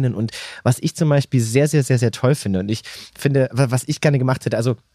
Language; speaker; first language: German; native; German